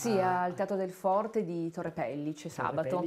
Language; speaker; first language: Italian; native; Italian